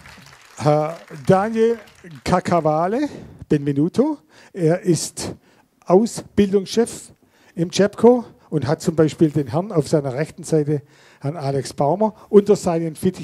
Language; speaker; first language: German; native; German